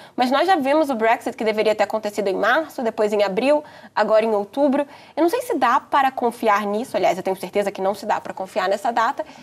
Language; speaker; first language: Portuguese; native; Portuguese